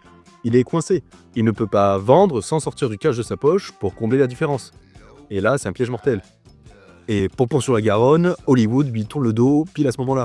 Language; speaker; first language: French; native; French